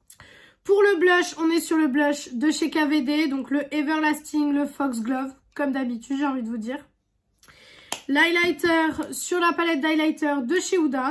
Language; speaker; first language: French; native; French